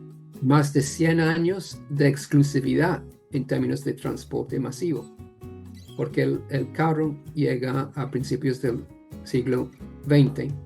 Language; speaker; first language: Spanish; non-native, fluent; English